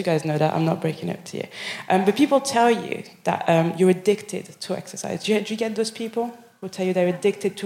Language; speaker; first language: English; non-native, fluent; French